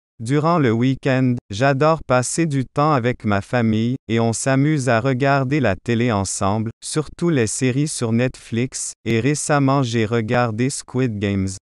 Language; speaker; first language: French; non-native, fluent; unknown